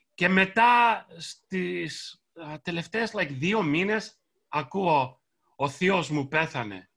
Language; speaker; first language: Greek; early bilingual, heritage; Greek